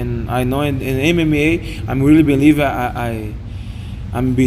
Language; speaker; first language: English; non-native, learner; Portuguese